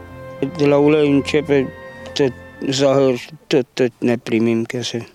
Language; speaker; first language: Romanian; non-native, local second language; Hungarian